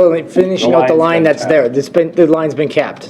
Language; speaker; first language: English; native; English